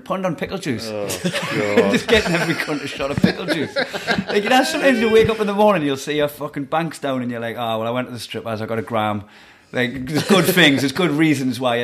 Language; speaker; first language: English; native; English